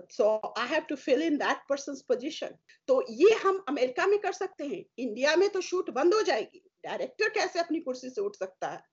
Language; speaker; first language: Hindi; native; Hindi